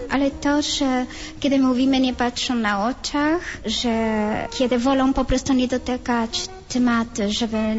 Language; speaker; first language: Polish; non-native, fluent; Spanish